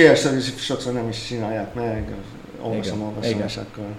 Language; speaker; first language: Hungarian; early bilingual, heritage; English